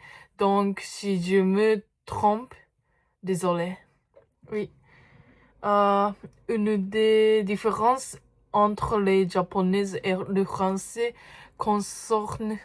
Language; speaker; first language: French; non-native, learner; Japanese